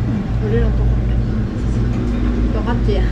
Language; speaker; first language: Korean; non-native, fluent; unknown